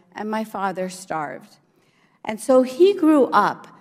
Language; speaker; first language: English; early bilingual, other home language; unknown